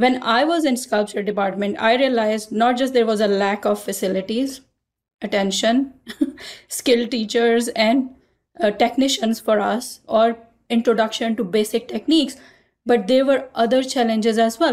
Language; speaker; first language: English; non-native, local second language; Urdu